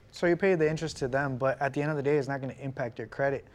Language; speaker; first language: English; non-native, fluent; Spanish